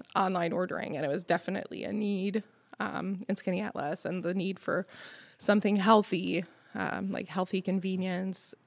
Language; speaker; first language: English; non-native, fluent; French